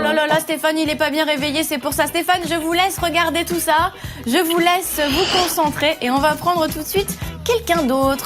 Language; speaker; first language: French; native; French